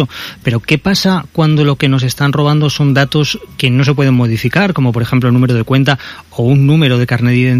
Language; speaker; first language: Spanish; native; Spanish